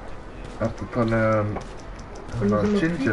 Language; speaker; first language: Icelandic; early bilingual, heritage; Icelandic